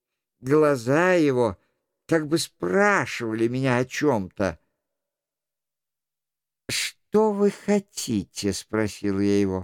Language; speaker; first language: Russian; native; Russian